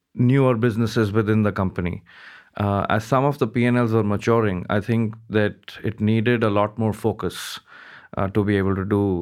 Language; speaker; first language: English; non-native, local second language; Hindi